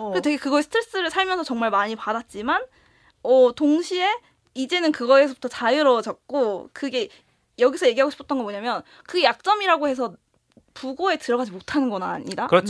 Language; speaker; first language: Korean; native; Korean